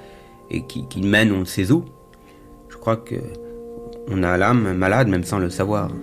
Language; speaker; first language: French; native; French